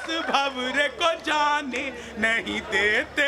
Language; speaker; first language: Hindi; native; Hindi